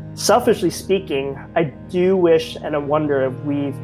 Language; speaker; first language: English; native; English